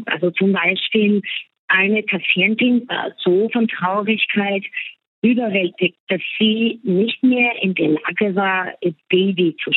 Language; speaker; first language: German; non-native, fluent; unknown